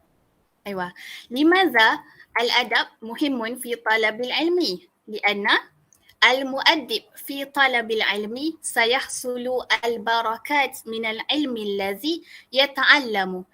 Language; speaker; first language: Arabic; non-native, learner; Malay